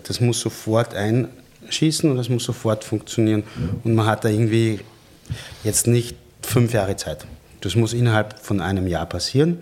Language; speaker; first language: German; native; German